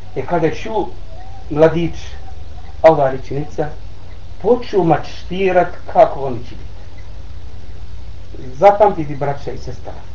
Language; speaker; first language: Bosnian; non-native, learner; Arabic